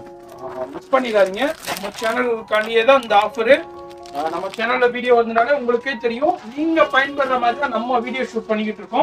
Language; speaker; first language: Tamil; native; Tamil